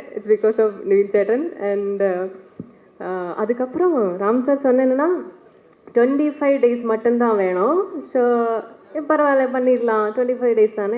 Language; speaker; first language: Tamil; non-native, learner; Malayalam